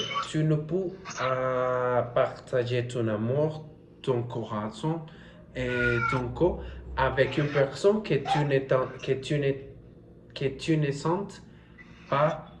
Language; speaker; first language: French; non-native, learner; Spanish